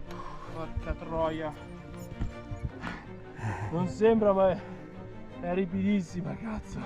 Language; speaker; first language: Italian; native; Italian